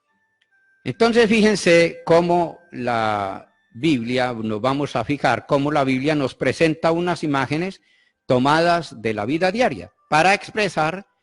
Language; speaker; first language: Spanish; native; Spanish